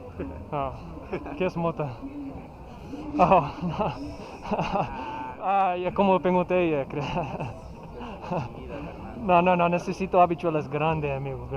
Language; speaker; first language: Spanish; non-native, learner; English